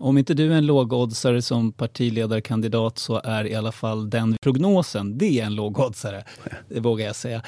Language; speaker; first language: Swedish; native; Swedish